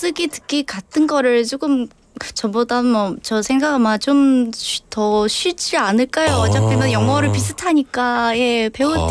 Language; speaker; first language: Korean; non-native, learner; Vietnamese